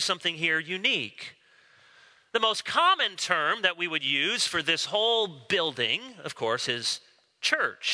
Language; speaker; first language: English; native; English